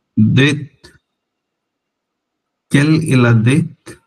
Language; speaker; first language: French; non-native, learner; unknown